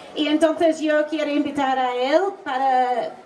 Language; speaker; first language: Spanish; non-native, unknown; English